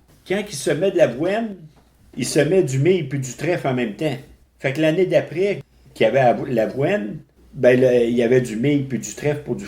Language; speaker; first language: French; native; French